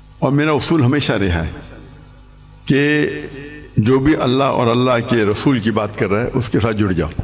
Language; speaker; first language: Urdu; non-native, local second language; English